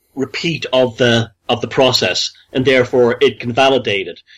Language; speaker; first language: English; native; English